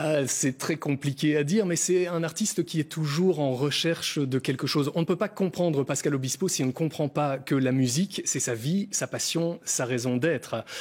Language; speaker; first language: French; native; French